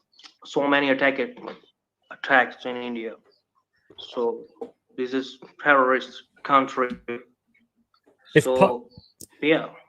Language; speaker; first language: English; non-native, learner; Punjabi